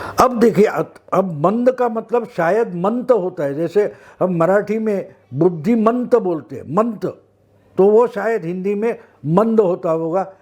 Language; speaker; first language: Hindi; non-native, local second language; Marathi